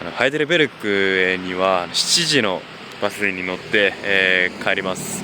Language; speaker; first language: Japanese; native; Japanese